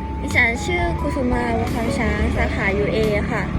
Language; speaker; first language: Thai; native; Thai